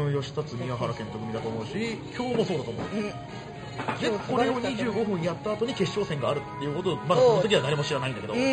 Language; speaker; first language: Japanese; native; Japanese